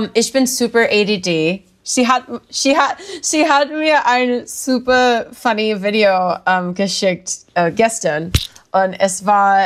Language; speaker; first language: German; non-native, learner; English